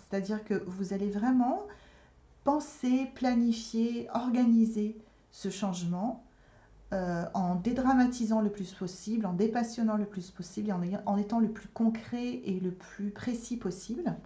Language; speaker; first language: French; native; French